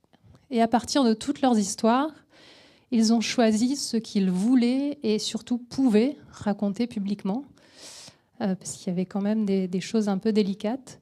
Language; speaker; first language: French; native; French